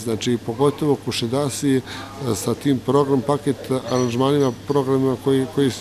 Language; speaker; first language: Croatian; native; Croatian